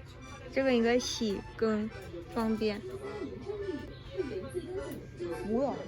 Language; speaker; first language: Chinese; non-native, learner; Korean